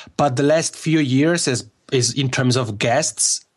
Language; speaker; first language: English; non-native, fluent; Italian